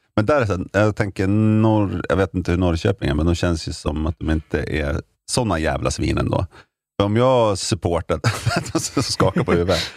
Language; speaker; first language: Swedish; native; Swedish